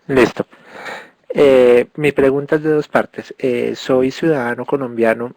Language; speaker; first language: Spanish; native; Spanish